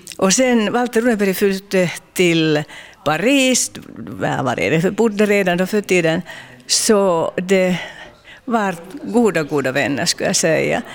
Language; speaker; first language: Swedish; non-native, local second language; Finnish